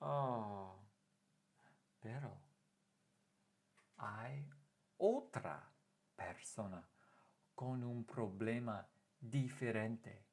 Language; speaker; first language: Spanish; non-native, fluent; English